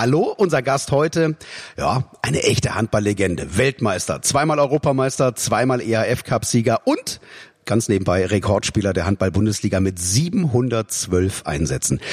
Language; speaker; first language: German; native; German